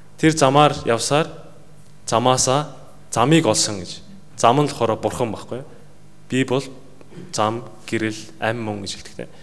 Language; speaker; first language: Mongolian; native; Mongolian